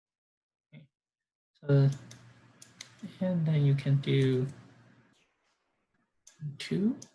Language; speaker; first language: English; non-native, fluent; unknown